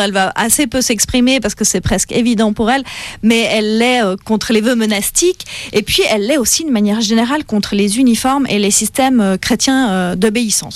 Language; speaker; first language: French; native; French